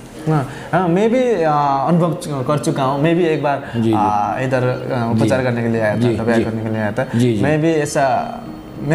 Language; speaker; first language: Hindi; non-native, learner; Nepali